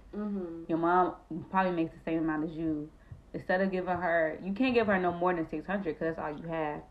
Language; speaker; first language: English; native; English